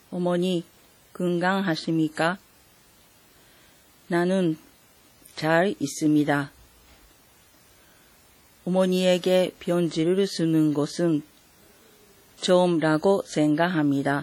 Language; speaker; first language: Korean; non-native, fluent; Japanese